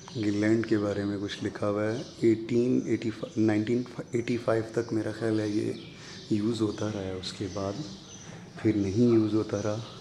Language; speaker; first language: Urdu; non-native, local second language; Punjabi